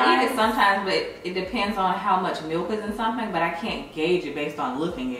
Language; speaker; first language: English; native; English